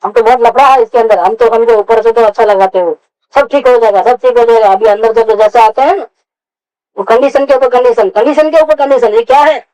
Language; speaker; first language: Hindi; non-native, local second language; Gujarati